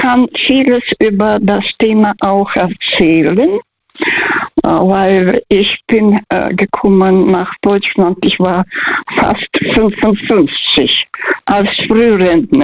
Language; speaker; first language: German; early bilingual, heritage; Russian